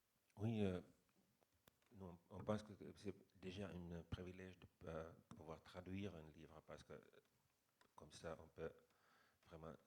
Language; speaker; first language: French; non-native, fluent; Finnish